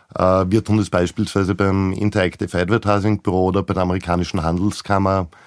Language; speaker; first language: German; native; German